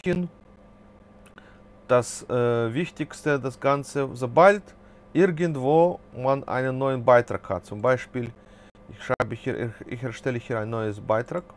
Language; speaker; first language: German; non-native, fluent; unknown